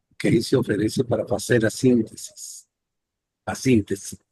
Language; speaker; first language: Portuguese; non-native, fluent; Spanish